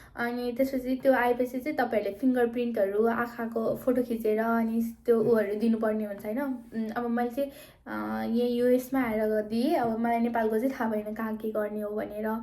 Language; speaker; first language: Nepali; native; Nepali